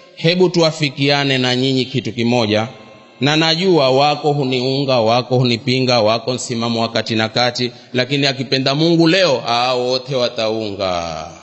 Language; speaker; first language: Swahili; native; Swahili